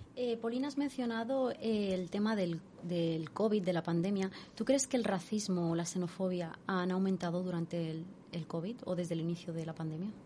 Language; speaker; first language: Spanish; non-native, fluent; Arabic